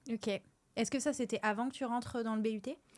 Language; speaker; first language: French; native; French